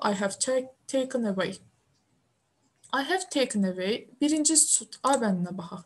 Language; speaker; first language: English; non-native, fluent; Azerbaijani